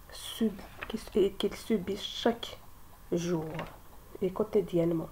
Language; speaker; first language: French; non-native, local second language; Kabyle